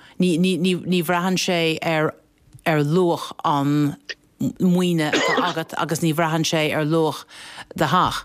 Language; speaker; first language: Irish; non-native, local second language; English